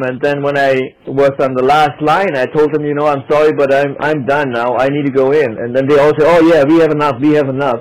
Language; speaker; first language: English; non-native, fluent; German